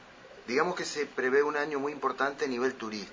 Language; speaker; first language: Spanish; native; Spanish